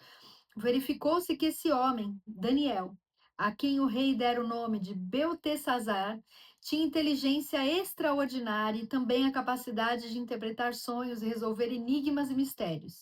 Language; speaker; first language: Portuguese; native; Portuguese